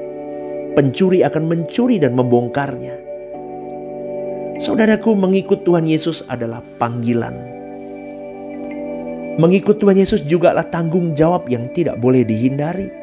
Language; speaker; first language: Indonesian; native; Indonesian